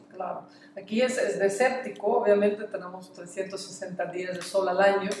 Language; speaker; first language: Spanish; non-native, fluent; Dutch